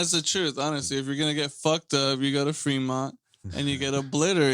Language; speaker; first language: English; native; English